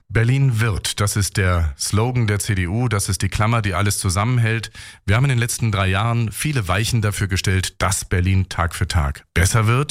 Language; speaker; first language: German; native; German